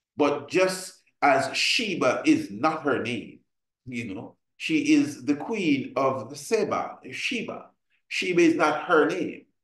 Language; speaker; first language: English; native; English